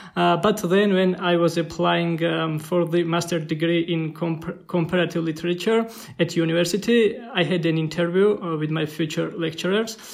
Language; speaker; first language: English; non-native, fluent; Georgian